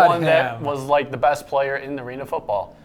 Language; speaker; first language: English; native; English